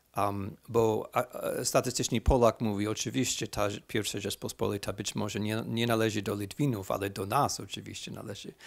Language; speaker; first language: Polish; non-native, fluent; English